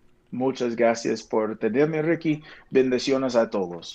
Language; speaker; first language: Spanish; non-native, fluent; English